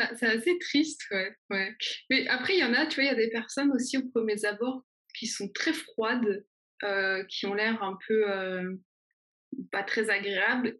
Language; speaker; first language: French; native; French